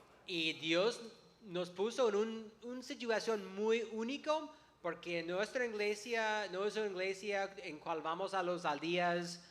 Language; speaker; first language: Spanish; non-native, fluent; English